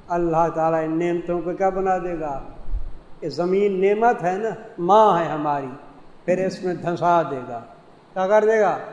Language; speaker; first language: Urdu; non-native, local second language; Saraiki